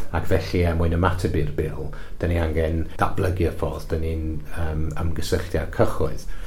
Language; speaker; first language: Welsh; non-native, local second language; English